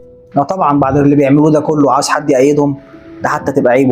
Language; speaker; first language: Arabic; native; Arabic